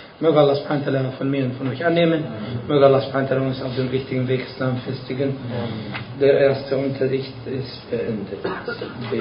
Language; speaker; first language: German; non-native, fluent; Arabic